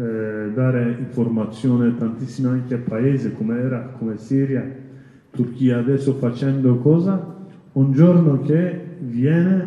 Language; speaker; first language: Italian; non-native, learner; Kurdish